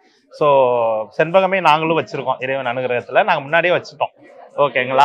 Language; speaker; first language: Tamil; native; Tamil